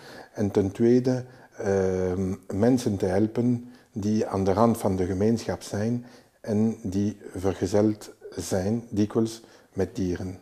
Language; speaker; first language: Dutch; non-native, local second language; French